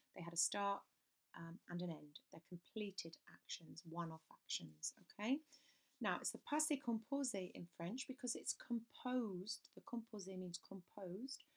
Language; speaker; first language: English; native; English